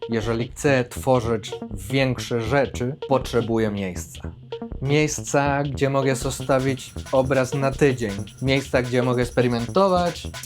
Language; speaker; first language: Polish; non-native, fluent; Spanish